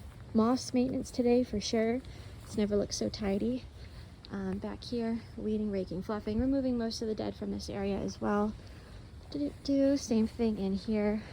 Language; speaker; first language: English; native; English